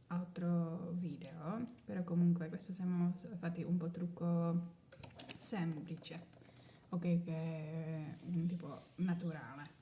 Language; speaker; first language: Italian; non-native, learner; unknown